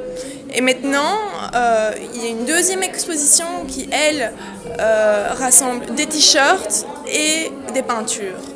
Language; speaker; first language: French; native; French